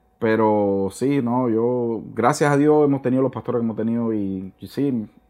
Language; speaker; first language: Spanish; native; Spanish